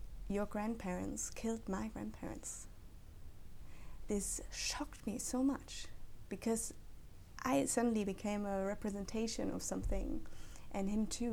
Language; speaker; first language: English; non-native, fluent; German